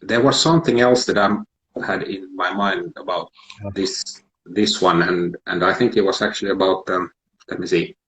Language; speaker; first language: English; non-native, fluent; Finnish